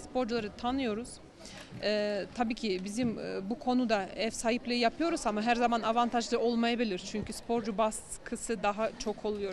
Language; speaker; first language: Turkish; non-native, fluent; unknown